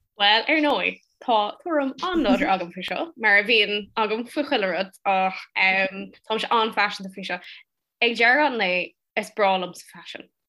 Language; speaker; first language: Irish; non-native, local second language; English